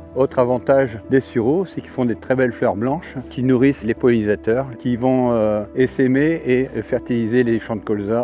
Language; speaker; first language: French; native; French